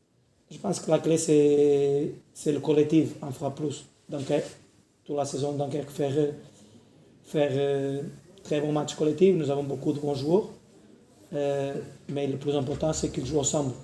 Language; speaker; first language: French; non-native, learner; Portuguese